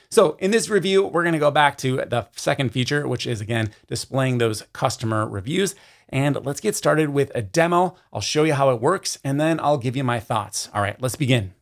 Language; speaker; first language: English; native; English